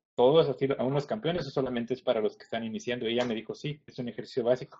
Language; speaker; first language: Spanish; native; Spanish